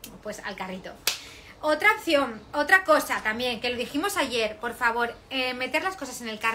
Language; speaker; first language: Spanish; native; Spanish